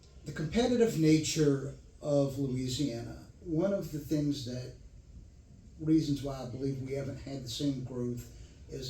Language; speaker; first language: English; native; English